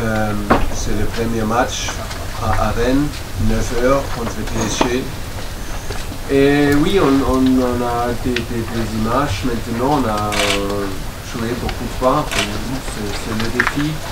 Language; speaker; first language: French; non-native, learner; German